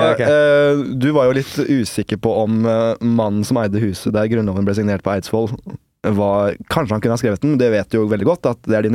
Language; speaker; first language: Norwegian; native; Norwegian